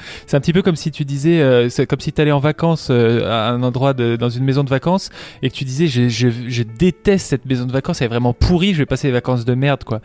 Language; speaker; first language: French; native; French